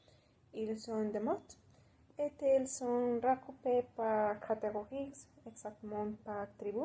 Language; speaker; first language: French; non-native, learner; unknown